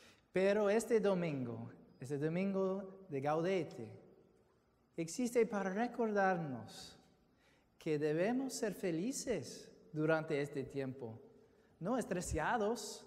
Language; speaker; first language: Spanish; non-native, fluent; English